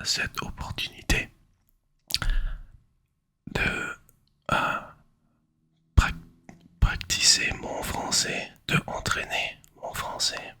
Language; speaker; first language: French; non-native, learner; English